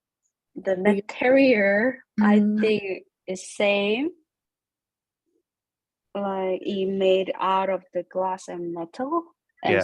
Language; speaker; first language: English; non-native, learner; Korean